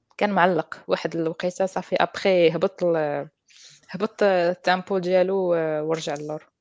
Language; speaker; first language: Arabic; native; Arabic